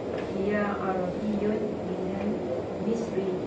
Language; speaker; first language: Arabic; non-native, learner; Malay